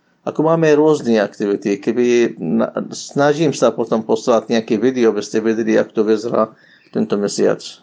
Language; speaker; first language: Slovak; non-native, learner; Arabic